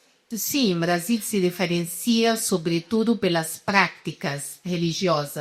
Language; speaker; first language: Spanish; non-native, fluent; Portuguese